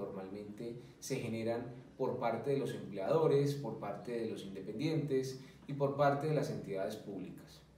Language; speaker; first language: Spanish; native; Spanish